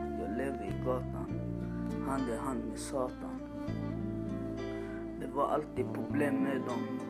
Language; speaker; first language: Swedish; non-native, learner; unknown